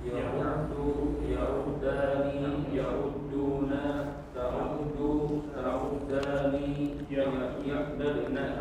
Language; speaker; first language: Arabic; non-native, learner; Indonesian